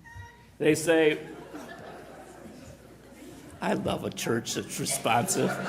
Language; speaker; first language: English; native; English